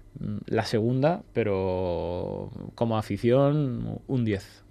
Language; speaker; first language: Spanish; native; Spanish